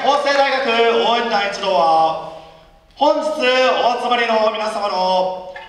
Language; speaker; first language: Japanese; native; Japanese